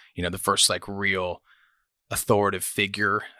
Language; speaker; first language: English; native; English